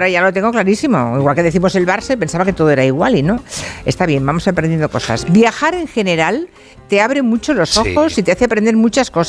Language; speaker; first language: Spanish; native; Spanish